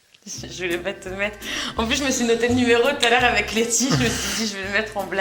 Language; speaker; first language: French; native; French